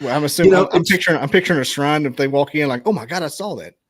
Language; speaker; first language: English; native; English